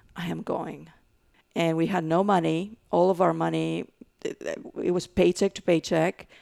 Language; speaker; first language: English; non-native, fluent; Greek